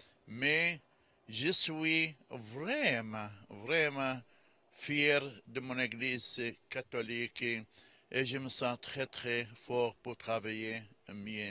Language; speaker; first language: French; non-native, fluent; English